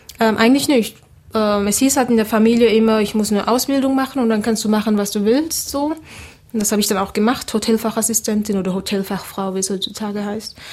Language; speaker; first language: German; early bilingual, other home language; Seselwa Creole French